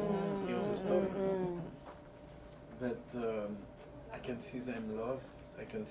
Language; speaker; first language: English; non-native, fluent; French